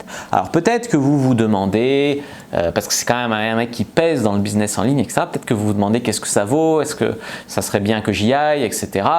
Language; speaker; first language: French; native; French